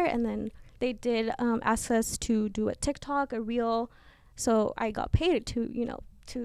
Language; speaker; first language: English; early bilingual, other home language; Spanish